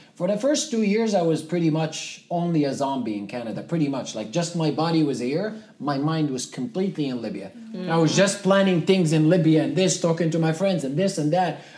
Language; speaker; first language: English; non-native, fluent; Central Atlas Tamazight